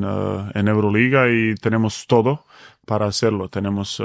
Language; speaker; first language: Spanish; non-native, fluent; Bosnian